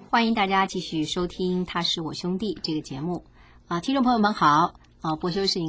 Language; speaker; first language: Chinese; native; Chinese